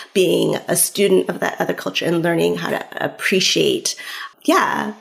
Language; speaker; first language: English; early bilingual, other home language; Cantonese